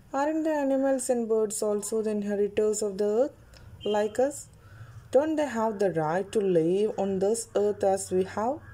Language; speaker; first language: English; non-native, local second language; Malayalam